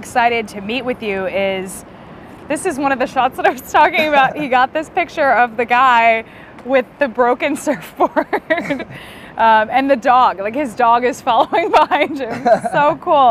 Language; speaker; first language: English; native; English